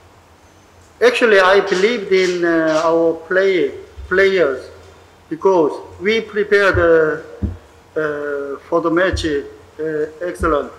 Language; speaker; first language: English; non-native, learner; Korean